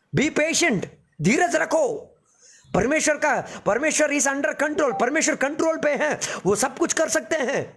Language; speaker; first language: Hindi; non-native, local second language; Telugu